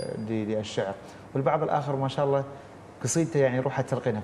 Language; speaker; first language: Arabic; native; Arabic